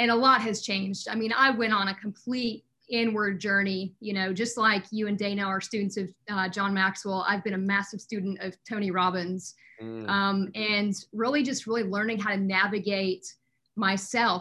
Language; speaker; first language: English; native; English